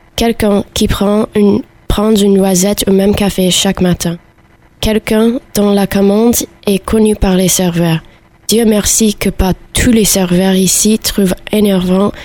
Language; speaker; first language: French; non-native, learner; English